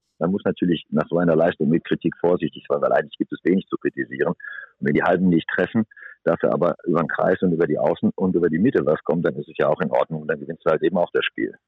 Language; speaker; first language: German; native; German